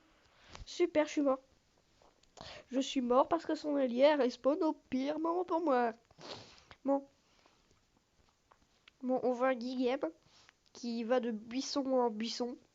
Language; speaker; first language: French; native; French